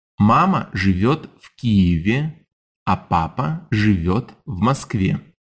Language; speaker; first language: Russian; non-native, fluent; English